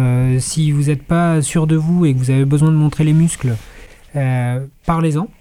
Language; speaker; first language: French; native; French